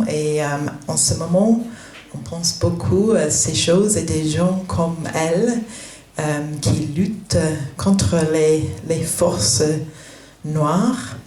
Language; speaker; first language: French; non-native, fluent; English